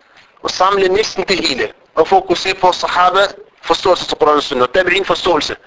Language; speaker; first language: Danish; non-native, fluent; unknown